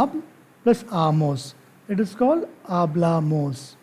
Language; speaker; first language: Spanish; non-native, learner; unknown